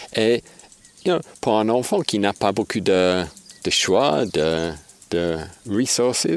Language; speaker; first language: French; non-native, fluent; English